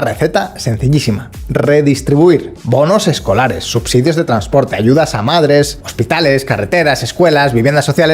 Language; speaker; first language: Spanish; native; Spanish